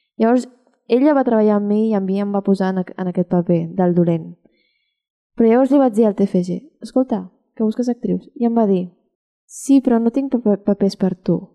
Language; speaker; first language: Catalan; early bilingual, other home language; Chinese